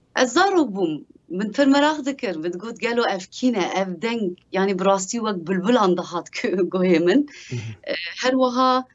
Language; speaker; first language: Kurdish; early bilingual, heritage; Kurdish